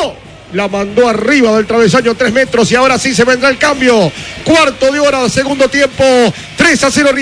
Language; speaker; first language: Spanish; native; Spanish